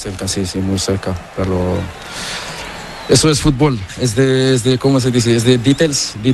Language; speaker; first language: Spanish; non-native, learner; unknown